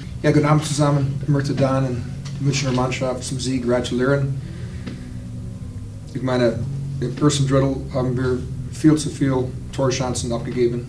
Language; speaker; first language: German; non-native, fluent; English